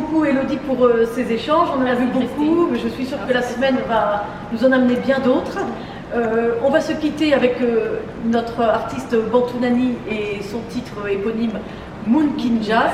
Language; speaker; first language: French; native; French